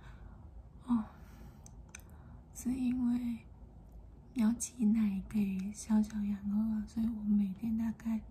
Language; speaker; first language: Chinese; non-native, fluent; Vietnamese